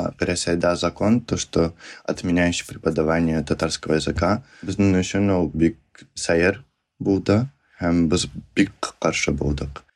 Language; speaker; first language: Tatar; non-native, fluent; Russian